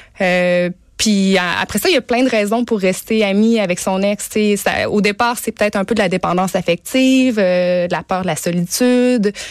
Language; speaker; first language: French; native; French